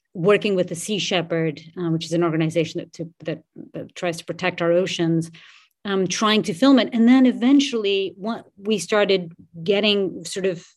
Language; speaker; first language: English; non-native, fluent; Portuguese